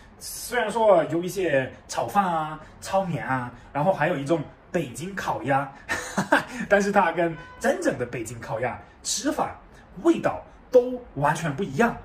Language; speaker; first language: Chinese; non-native, fluent; German